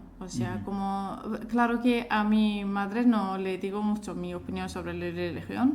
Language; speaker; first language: Spanish; non-native, fluent; Azerbaijani